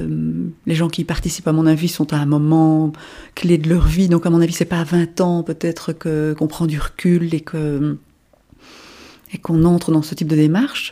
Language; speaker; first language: French; native; French